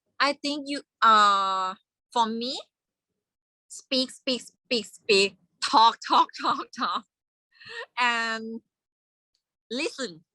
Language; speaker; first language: English; non-native, learner; Thai